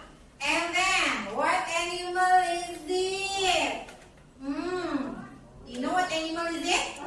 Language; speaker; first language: English; non-native, learner; Indonesian